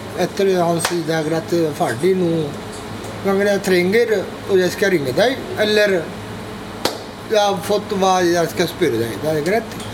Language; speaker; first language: Norwegian; non-native, learner; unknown